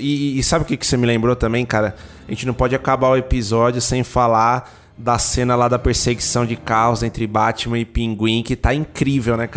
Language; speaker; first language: Portuguese; native; Portuguese